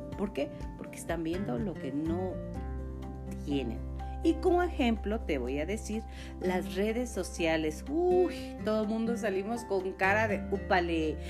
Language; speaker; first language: Spanish; native; Spanish